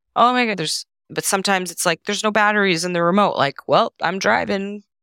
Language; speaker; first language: English; non-native, fluent; Serbian